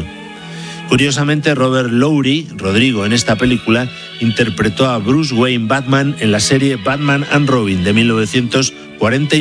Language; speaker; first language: Spanish; native; Spanish